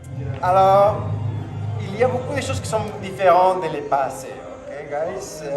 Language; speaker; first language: French; non-native, fluent; Spanish